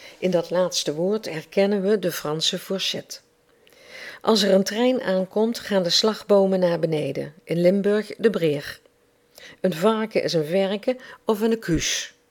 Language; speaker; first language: Dutch; native; Dutch